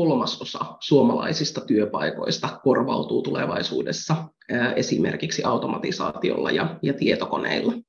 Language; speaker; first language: Finnish; native; Finnish